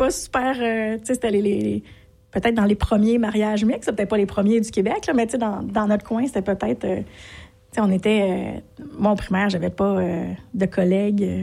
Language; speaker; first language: French; native; French